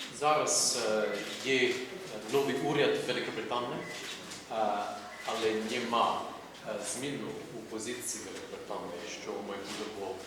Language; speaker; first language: Ukrainian; non-native, fluent; English